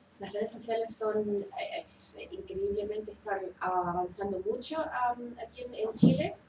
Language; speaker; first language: Spanish; early bilingual, heritage; Spanish